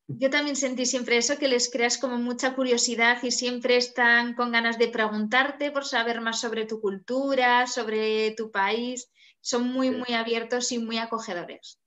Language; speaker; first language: Spanish; native; Spanish